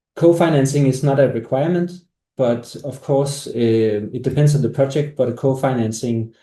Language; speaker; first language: English; non-native, fluent; Danish